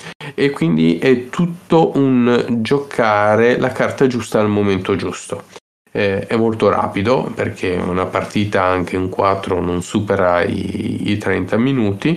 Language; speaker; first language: Italian; native; Italian